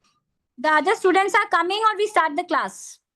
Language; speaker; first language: English; non-native, fluent; Hindi